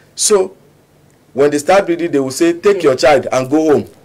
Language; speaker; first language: English; non-native, local second language; Yoruba